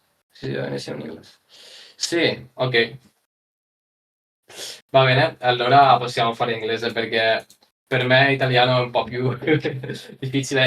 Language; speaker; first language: Italian; non-native, learner; Spanish